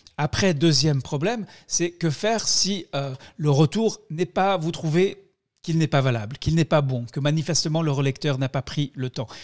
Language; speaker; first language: French; native; French